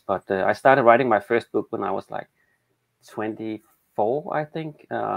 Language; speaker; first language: English; non-native, fluent; Danish